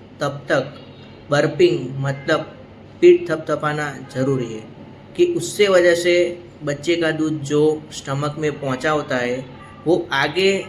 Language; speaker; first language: Hindi; non-native, local second language; Gujarati